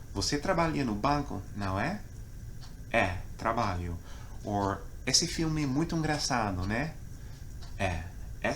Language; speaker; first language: Portuguese; non-native, fluent; English